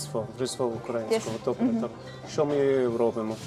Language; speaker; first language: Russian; non-native, learner; English